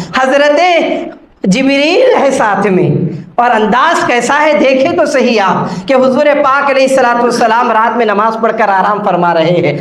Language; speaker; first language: Urdu; native; Urdu